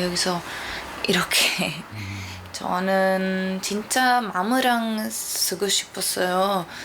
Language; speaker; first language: Korean; non-native, learner; Norwegian